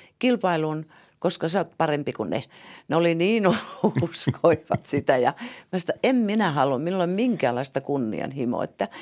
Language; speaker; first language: Finnish; native; Finnish